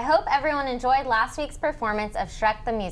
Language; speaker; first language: English; native; English